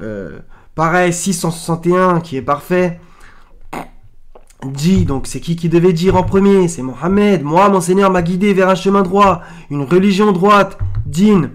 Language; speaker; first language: French; native; French